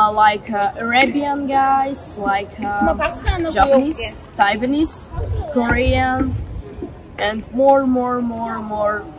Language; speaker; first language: English; non-native, learner; Russian